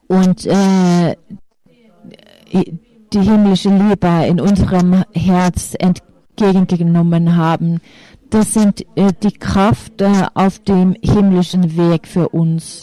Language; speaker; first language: German; non-native, fluent; Finnish